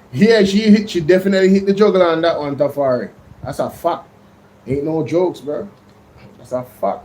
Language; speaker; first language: English; native; English